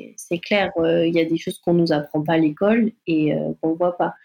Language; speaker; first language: French; native; French